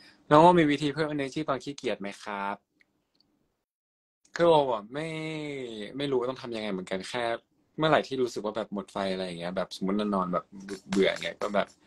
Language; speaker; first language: Thai; native; Thai